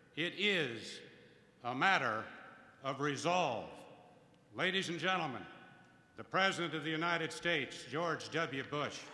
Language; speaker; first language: English; native; English